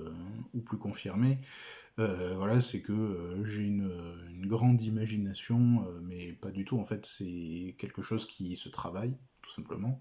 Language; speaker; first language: French; native; French